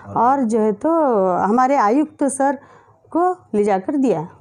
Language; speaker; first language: Hindi; native; Hindi